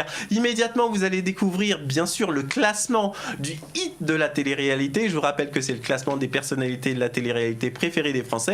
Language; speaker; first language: French; native; French